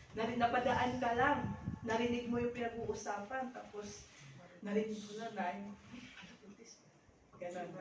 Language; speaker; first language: Filipino; native; Filipino